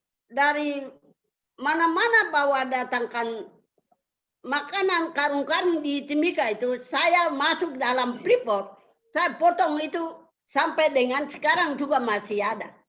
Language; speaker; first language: Indonesian; non-native, local second language; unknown